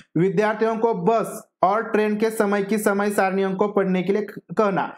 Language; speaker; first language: Hindi; non-native, local second language; Marathi